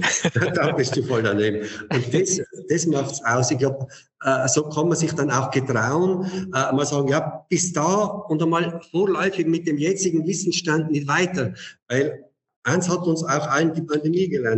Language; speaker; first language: German; native; German